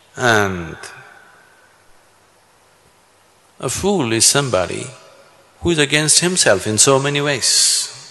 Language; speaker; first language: English; non-native, local second language; Kannada